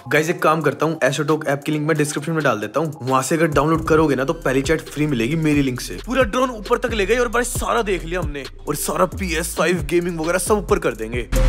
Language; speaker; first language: Hindi; native; Hindi